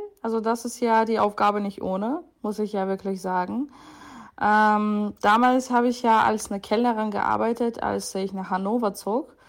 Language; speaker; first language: German; non-native, fluent; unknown